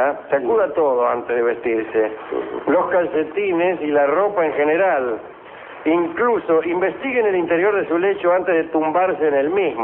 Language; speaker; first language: Spanish; native; Spanish